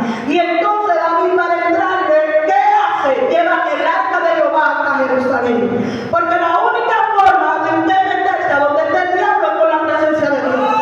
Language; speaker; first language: Spanish; native; Spanish